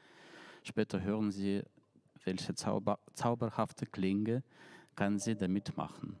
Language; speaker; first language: German; non-native, fluent; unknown